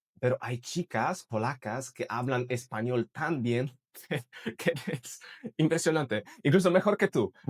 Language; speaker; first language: Spanish; non-native, fluent; Polish